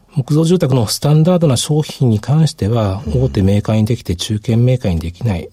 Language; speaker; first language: Japanese; native; Japanese